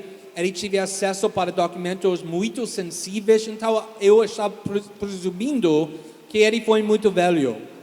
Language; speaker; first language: Portuguese; non-native, fluent; English